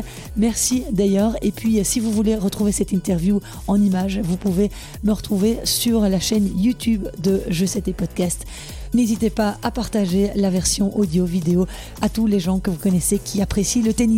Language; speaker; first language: French; native; French